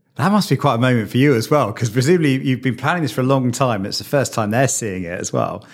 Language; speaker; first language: English; native; English